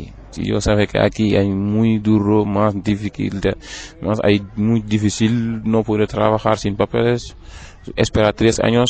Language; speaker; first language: Spanish; non-native, learner; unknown